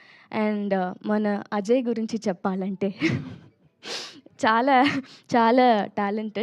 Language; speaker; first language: Telugu; non-native, learner; Tamil